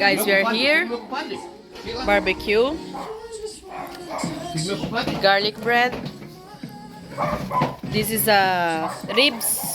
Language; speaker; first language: English; non-native, learner; Portuguese